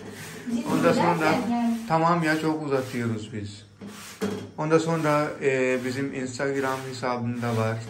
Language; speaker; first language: Turkish; non-native, learner; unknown